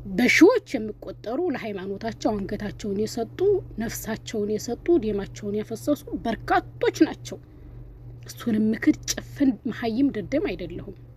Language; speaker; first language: Amharic; non-native, local second language; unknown